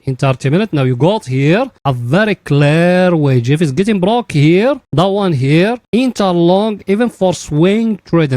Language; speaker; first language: English; non-native, fluent; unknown